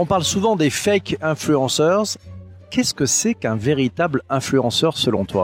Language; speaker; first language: French; native; French